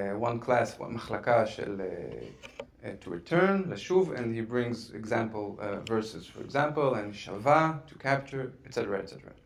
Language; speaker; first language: English; non-native, fluent; Hebrew